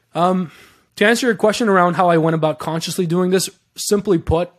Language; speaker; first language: English; early bilingual, other home language; Persian